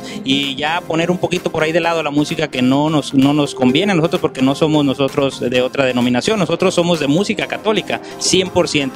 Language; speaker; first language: Spanish; native; Spanish